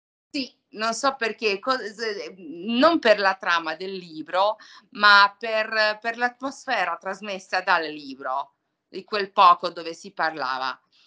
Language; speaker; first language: Italian; non-native, fluent; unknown